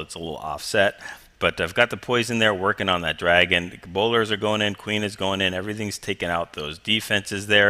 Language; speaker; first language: English; native; English